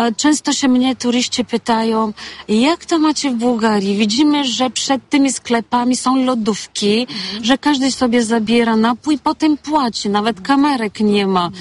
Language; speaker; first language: Polish; non-native, fluent; Bulgarian